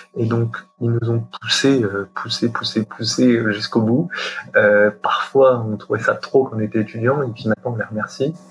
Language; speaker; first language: French; native; French